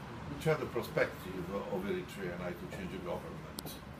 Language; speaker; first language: English; non-native, learner; Italian